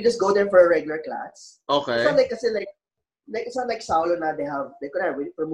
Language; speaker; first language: English; non-native, local second language; Filipino